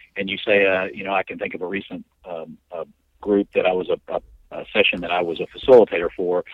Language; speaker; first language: English; native; English